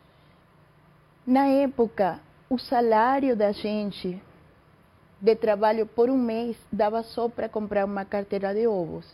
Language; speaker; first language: Portuguese; non-native, fluent; Spanish